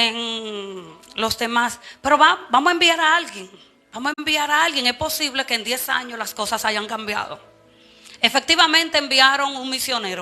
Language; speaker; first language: Spanish; native; Spanish